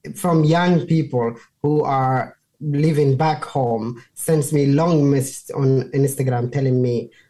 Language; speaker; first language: English; non-native, fluent; Somali